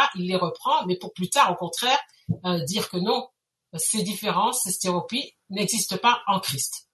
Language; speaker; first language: French; native; French